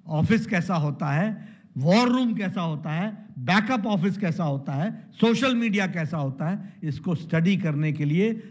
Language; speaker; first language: Hindi; native; Hindi